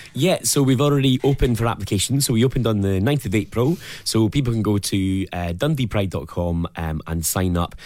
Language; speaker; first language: English; native; English